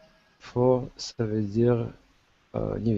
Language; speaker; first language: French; non-native, learner; Russian